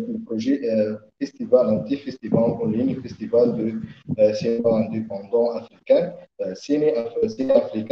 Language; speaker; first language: French; non-native, learner; Arabic